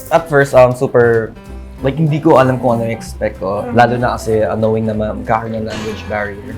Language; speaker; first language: Filipino; early bilingual, heritage; Filipino